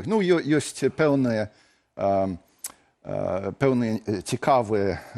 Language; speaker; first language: Belarusian; non-native, fluent; English